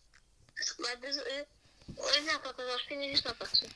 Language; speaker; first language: French; native; French